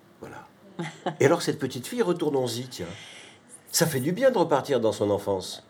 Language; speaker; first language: French; native; French